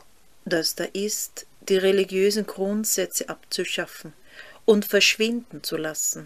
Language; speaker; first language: German; native; German